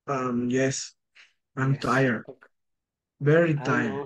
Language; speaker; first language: English; non-native, learner; Spanish